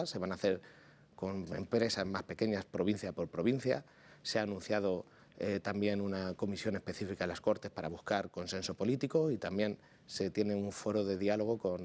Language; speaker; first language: Spanish; native; Spanish